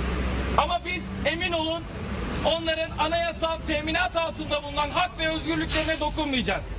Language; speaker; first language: Turkish; native; Turkish